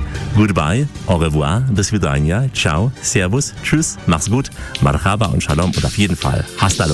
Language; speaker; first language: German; native; German